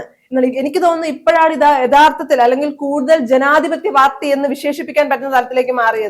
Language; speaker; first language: Malayalam; native; Malayalam